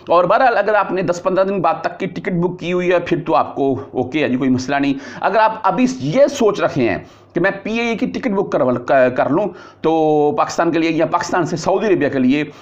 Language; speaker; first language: Urdu; non-native, local second language; Punjabi